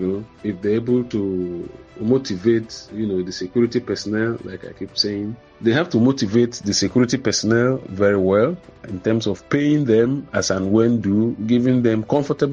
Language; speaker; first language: English; non-native, local second language; Igbo